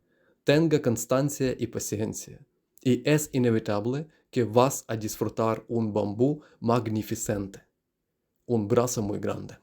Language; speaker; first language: Spanish; non-native, learner; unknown